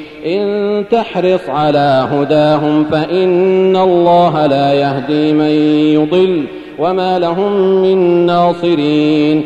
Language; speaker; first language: Arabic; native; Arabic